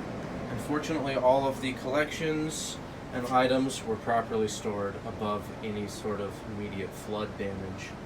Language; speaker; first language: English; native; English